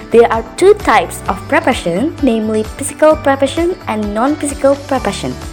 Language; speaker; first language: English; non-native, fluent; Indonesian